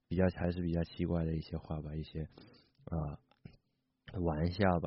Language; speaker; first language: Chinese; early bilingual, heritage; Chinese